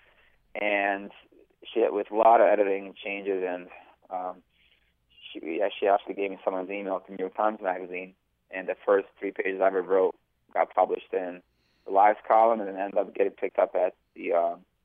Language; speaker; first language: English; early bilingual, other home language; Bosnian